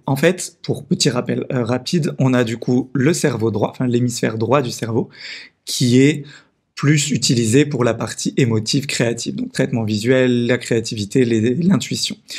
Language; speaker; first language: French; native; French